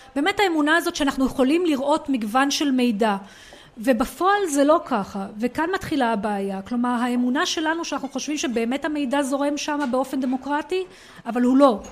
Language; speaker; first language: Hebrew; non-native, local second language; Arabic